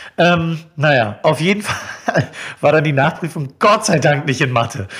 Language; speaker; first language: German; native; German